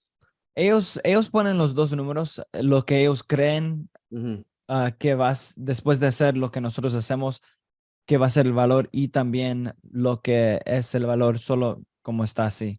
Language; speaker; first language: Spanish; early bilingual, heritage; Spanish